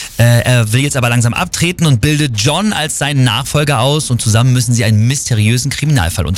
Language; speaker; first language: German; native; German